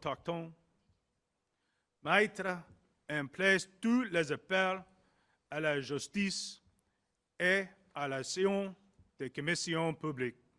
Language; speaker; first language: French; non-native, learner; English